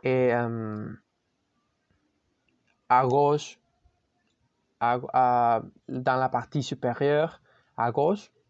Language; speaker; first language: French; non-native, learner; Spanish